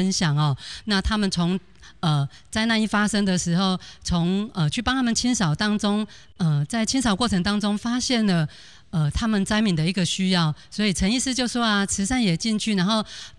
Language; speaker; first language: Chinese; native; Chinese